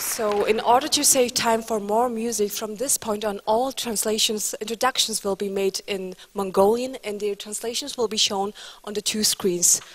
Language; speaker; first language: English; non-native, fluent; Mongolian